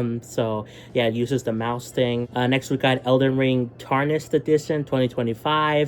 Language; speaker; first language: English; native; English